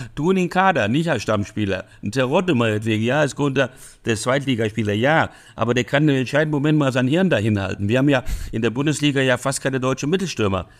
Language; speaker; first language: German; early bilingual, other home language; Hungarian